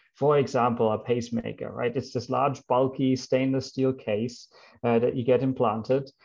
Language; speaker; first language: English; non-native, fluent; German